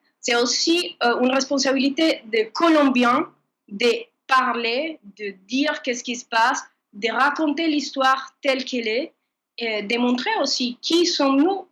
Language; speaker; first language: French; non-native, fluent; Spanish